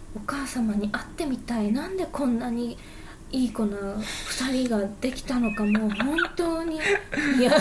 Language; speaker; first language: Japanese; early bilingual, other home language; Chinese